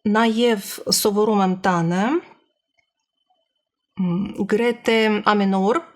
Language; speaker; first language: Armenian; non-native, learner; Russian